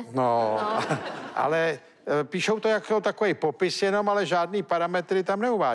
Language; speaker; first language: Czech; native; Czech